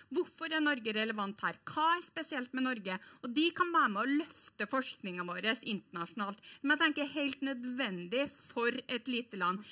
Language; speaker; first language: Norwegian; native; Norwegian